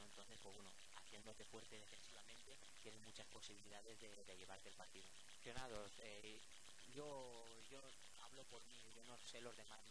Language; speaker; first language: Spanish; native; Spanish